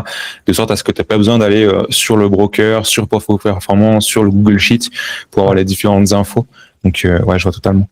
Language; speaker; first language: French; native; French